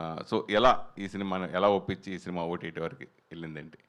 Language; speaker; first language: Telugu; native; Telugu